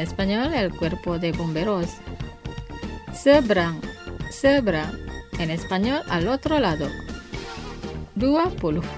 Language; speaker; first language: Spanish; non-native, fluent; Indonesian